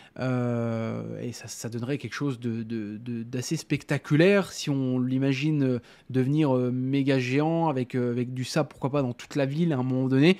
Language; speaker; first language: French; native; French